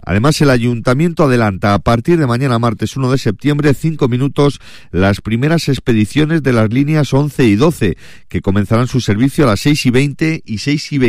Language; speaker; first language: Spanish; native; Spanish